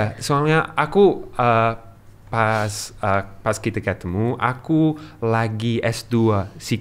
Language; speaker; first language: Indonesian; non-native, learner; English